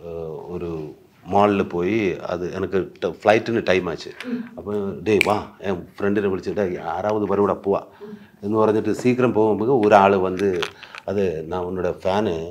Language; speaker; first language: Tamil; non-native, learner; Malayalam